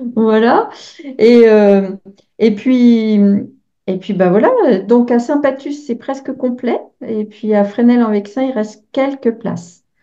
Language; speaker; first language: French; native; French